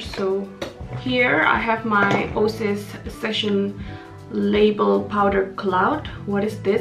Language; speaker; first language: English; non-native, fluent; Indonesian